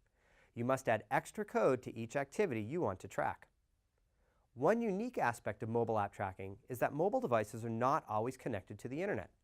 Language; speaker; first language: English; native; English